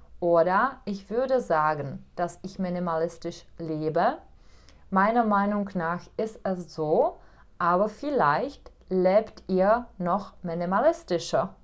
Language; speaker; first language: German; non-native, fluent; Czech